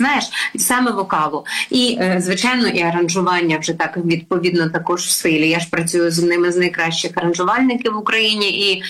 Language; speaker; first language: Ukrainian; native; Ukrainian